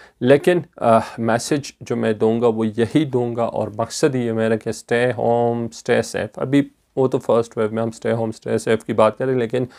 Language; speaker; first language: Urdu; non-native, local second language; Pashto